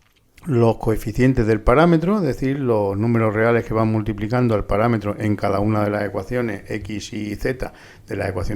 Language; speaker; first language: Spanish; native; Spanish